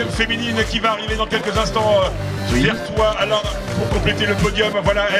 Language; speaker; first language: French; native; French